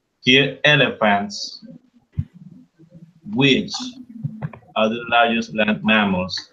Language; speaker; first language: English; non-native, fluent; Spanish